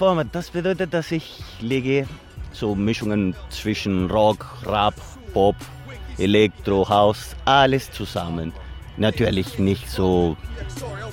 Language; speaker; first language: German; non-native, learner; Spanish